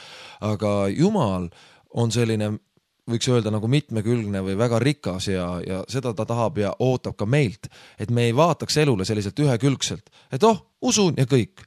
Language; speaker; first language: Estonian; native; Estonian